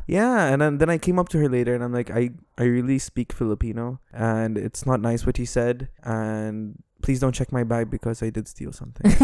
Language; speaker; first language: English; native; English